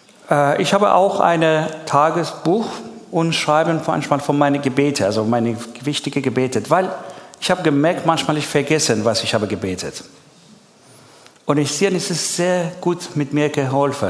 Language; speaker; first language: German; non-native, learner; Persian